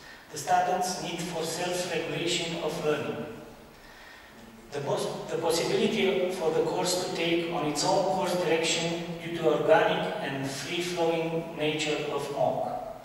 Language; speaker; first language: English; non-native, fluent; Romanian